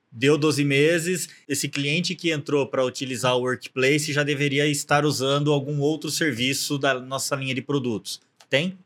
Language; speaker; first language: Portuguese; native; Portuguese